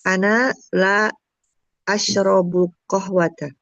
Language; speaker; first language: Arabic; non-native, learner; Indonesian